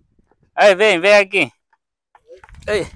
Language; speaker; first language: Portuguese; non-native, learner; Vietnamese